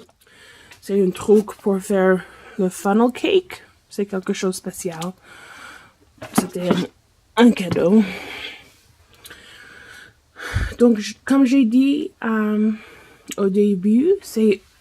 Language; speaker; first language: French; non-native, fluent; English